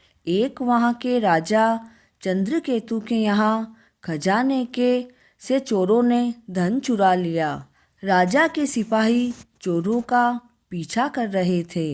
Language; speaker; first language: Hindi; native; Hindi